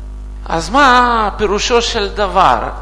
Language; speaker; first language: Hebrew; non-native, fluent; Russian